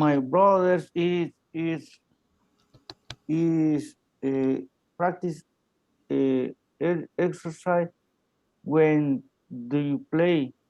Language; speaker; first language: English; non-native, learner; Spanish